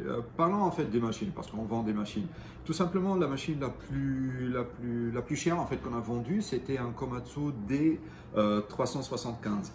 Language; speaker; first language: French; non-native, local second language; Arabic